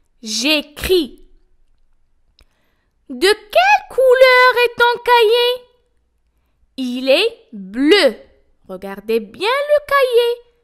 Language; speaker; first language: French; non-native, local second language; Arabic